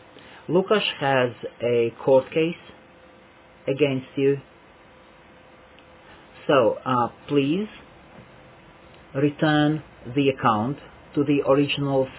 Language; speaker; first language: English; non-native, fluent; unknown